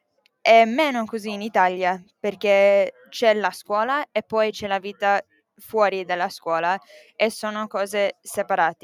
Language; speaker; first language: Italian; non-native, fluent; English